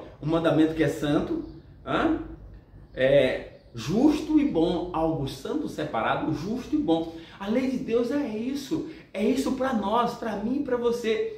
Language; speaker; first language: Portuguese; native; Portuguese